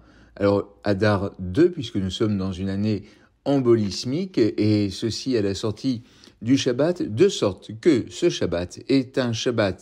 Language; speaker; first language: French; native; French